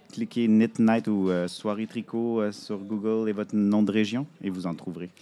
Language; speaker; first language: French; native; French